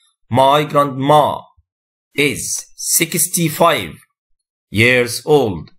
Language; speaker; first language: English; non-native, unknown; Arabic